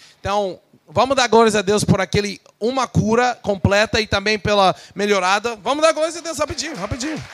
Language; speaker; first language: Portuguese; non-native, fluent; English